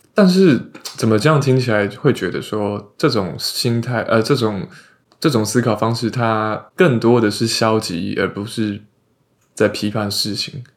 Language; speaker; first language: Chinese; native; Chinese